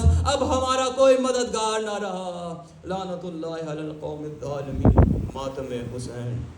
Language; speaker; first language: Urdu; early bilingual, heritage; Urdu